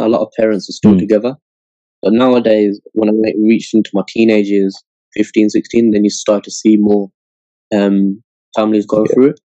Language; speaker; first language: English; native; English